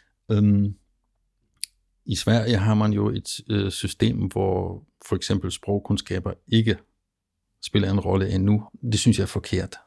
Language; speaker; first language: Danish; non-native, fluent; German